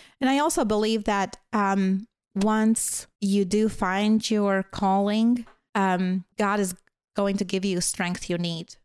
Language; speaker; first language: English; non-native, fluent; Latvian